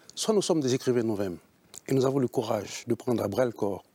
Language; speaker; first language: French; native; French